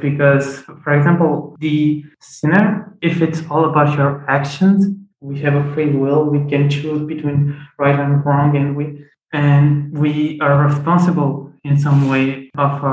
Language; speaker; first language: English; non-native, fluent; Punjabi